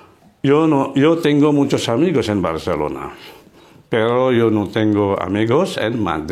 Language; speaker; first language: Spanish; non-native, fluent; Indonesian